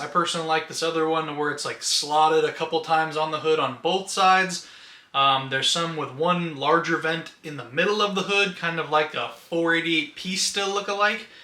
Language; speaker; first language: English; native; English